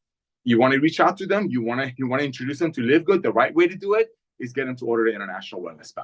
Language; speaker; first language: English; native; English